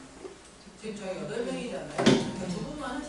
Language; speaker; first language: Korean; native; Korean